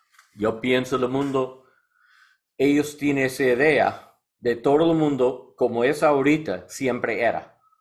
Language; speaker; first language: Spanish; non-native, learner; English